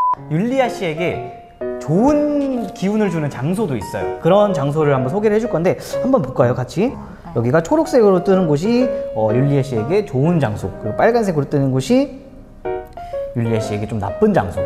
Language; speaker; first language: Korean; native; Korean